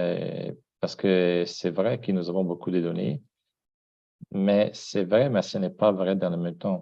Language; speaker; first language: French; non-native, fluent; Italian